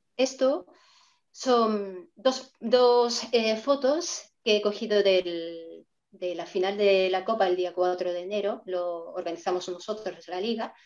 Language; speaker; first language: Spanish; non-native, fluent; Japanese